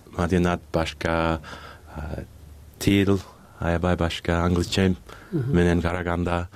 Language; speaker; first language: Kyrgyz; non-native, learner; English